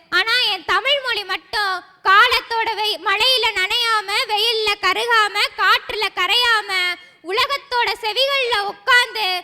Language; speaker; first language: Tamil; native; Tamil